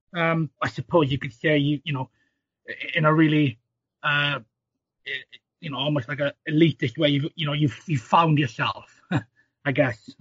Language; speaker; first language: English; native; English